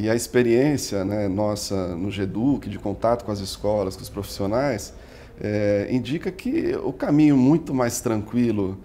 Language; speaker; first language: Portuguese; native; Portuguese